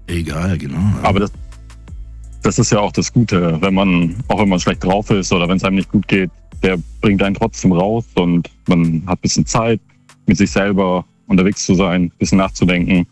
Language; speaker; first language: German; native; German